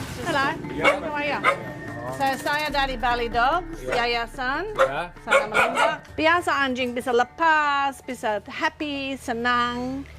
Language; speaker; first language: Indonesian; non-native, learner; English